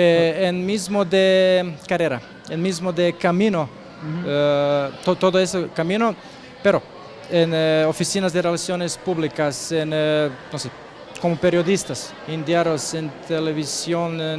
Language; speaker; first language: Spanish; non-native, fluent; Croatian